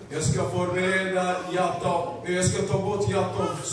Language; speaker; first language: Swedish; non-native, fluent; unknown